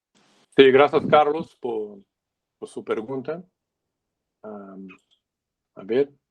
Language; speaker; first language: Spanish; non-native, fluent; Portuguese